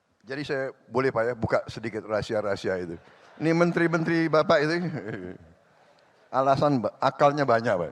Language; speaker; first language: Indonesian; native; Indonesian